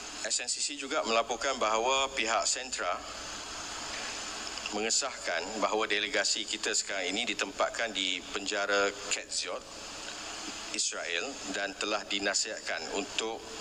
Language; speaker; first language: Malay; native; Malay